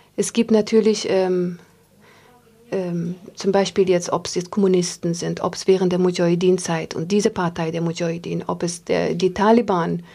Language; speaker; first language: German; non-native, fluent; Pashto